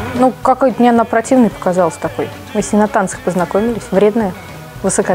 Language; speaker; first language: Russian; native; Russian